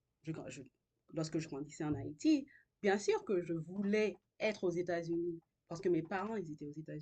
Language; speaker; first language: French; non-native, local second language; Haitian Creole